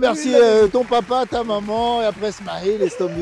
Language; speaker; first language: French; native; French